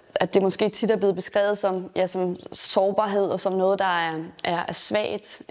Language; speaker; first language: Danish; native; Danish